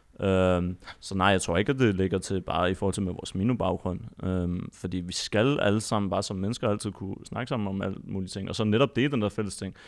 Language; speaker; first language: Danish; early bilingual, other home language; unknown